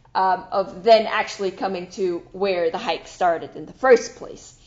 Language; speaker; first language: English; non-native, fluent; German